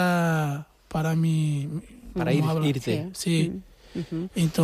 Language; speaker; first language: Spanish; non-native, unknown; Portuguese